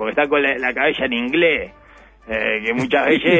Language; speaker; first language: Spanish; native; Spanish